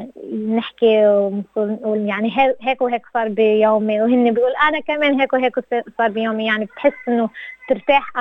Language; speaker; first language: Arabic; early bilingual, heritage; Arabic